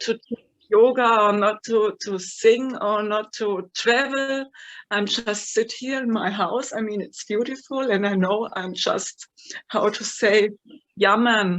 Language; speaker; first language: English; non-native, fluent; German